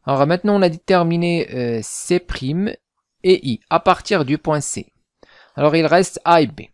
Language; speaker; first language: French; non-native, local second language; Arabic